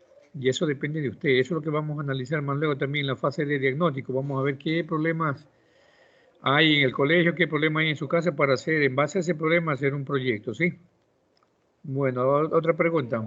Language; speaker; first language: Spanish; native; Spanish